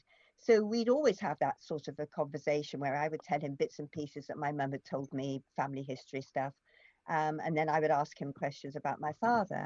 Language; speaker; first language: English; native; English